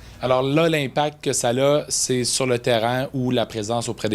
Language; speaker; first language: French; native; French